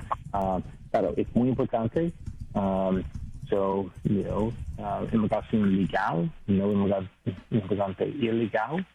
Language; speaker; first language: Spanish; non-native, learner; English